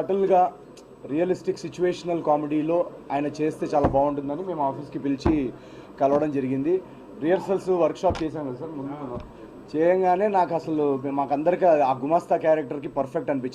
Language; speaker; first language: Telugu; native; Telugu